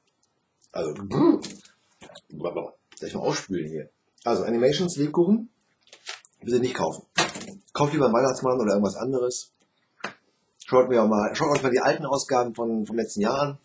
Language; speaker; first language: German; native; German